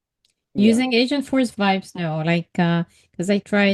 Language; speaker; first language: English; non-native, fluent; Arabic